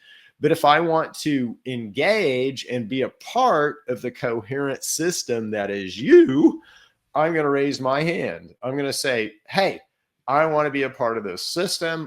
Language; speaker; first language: English; native; English